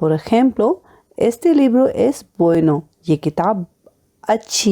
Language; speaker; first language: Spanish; non-native, fluent; Hindi